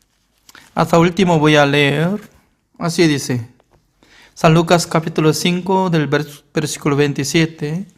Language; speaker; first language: Spanish; non-native, fluent; Korean